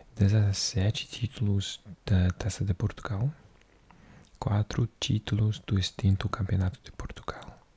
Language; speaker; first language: Portuguese; non-native, learner; English